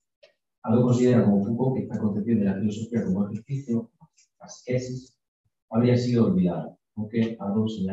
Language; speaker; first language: Spanish; native; Spanish